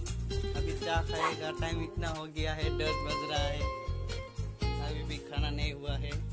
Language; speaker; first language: Hindi; non-native, local second language; Assamese